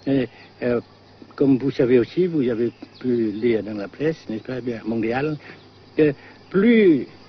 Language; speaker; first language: French; non-native, fluent; Vietnamese